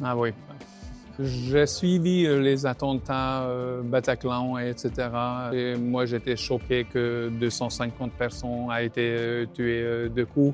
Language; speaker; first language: French; non-native, fluent; Hungarian